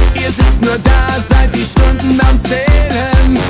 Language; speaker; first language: German; non-native, learner; Dutch